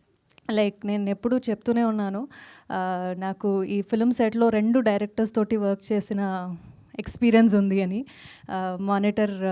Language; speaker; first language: Telugu; non-native, fluent; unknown